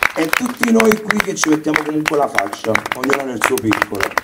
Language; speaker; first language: Italian; native; Italian